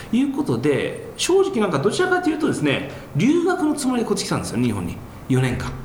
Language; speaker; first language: Japanese; early bilingual, heritage; Japanese